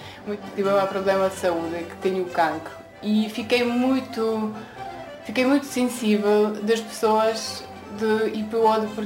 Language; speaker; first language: Portuguese; non-native, fluent; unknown